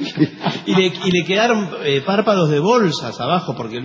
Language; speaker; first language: Spanish; native; Spanish